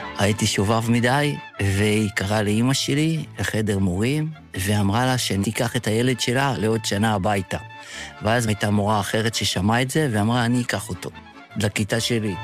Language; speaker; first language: Hebrew; early bilingual, other home language; Yiddish